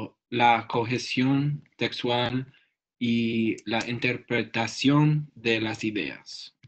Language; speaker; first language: Spanish; non-native, learner; English